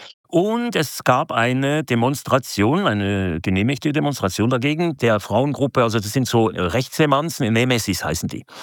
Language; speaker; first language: German; native; German